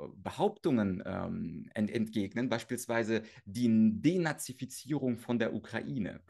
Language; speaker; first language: German; early bilingual, other home language; Russian